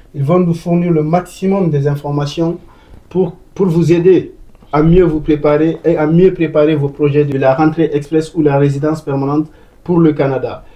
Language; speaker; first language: French; non-native, local second language; Fula